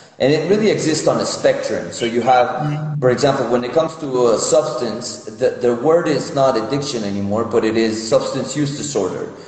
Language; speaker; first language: English; non-native, fluent; Spanish